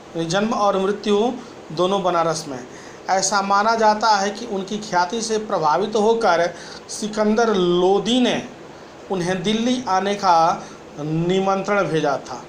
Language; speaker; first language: Hindi; native; Hindi